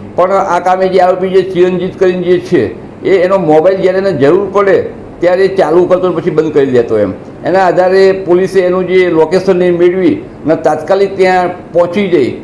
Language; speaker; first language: Gujarati; native; Gujarati